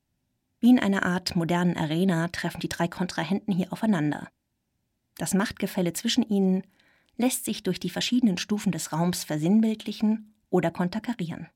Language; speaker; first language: German; native; German